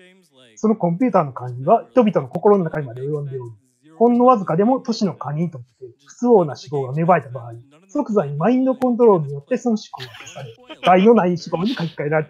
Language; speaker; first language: Japanese; native; Japanese